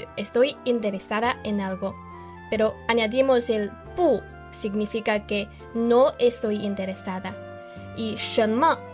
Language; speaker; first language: Spanish; non-native, fluent; Chinese